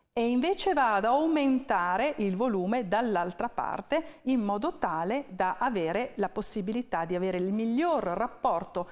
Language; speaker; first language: Italian; native; Italian